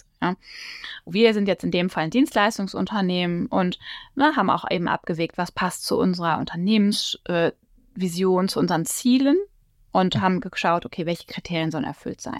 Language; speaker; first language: German; native; German